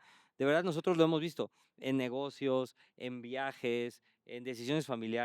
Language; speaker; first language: Spanish; native; Spanish